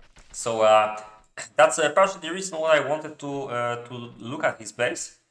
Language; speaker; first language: English; non-native, fluent; Polish